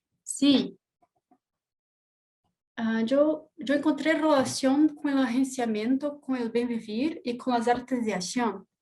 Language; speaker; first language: Spanish; non-native, learner; Portuguese